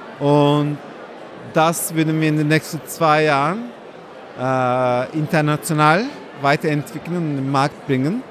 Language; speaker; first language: German; non-native, fluent; Turkish